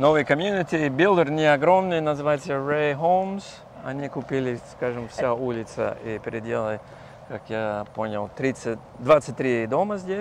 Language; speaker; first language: Russian; non-native, fluent; English